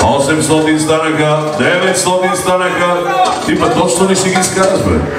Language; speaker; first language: Bulgarian; non-native, local second language; Turkish